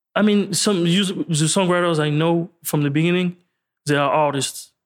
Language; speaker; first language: English; non-native, learner; French